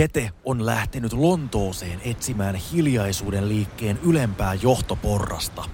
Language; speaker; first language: Finnish; native; Finnish